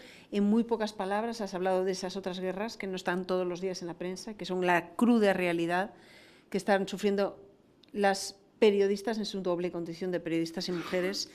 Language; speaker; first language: Spanish; native; Spanish